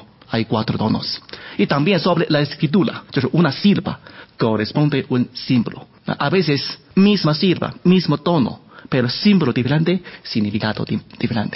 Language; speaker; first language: Spanish; non-native, learner; Chinese